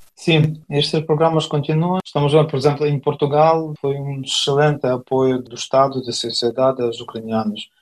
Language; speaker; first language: Portuguese; non-native, fluent; Ukrainian